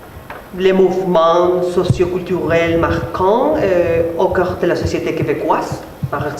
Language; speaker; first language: French; non-native, learner; Spanish